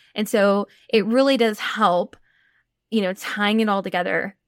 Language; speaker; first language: English; native; English